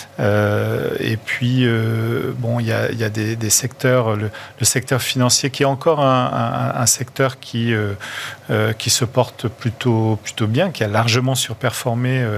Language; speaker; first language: French; non-native, fluent; Portuguese